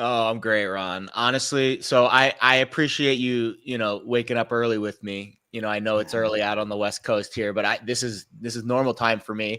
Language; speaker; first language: English; native; English